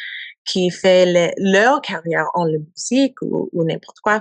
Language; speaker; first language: French; non-native, learner; English